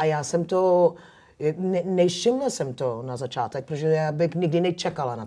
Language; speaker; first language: Czech; non-native, fluent; English